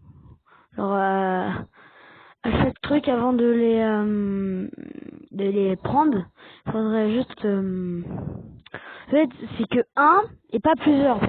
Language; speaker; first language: French; native; French